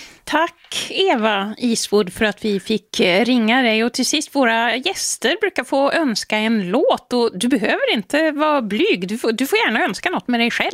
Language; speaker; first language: Swedish; native; Swedish